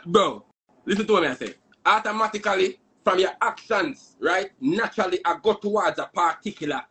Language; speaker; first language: English; non-native, local second language; Jamaican Creole English